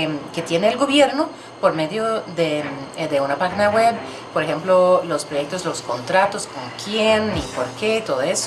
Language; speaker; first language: Spanish; non-native, fluent; Swedish